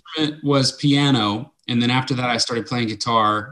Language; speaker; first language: English; native; English